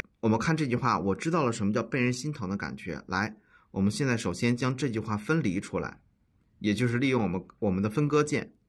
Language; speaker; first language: Chinese; native; Chinese